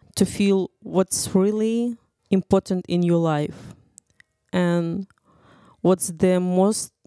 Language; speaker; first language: English; non-native, fluent; Ukrainian